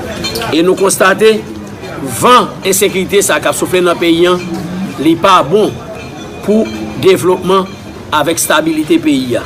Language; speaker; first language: Haitian Creole; native; Haitian Creole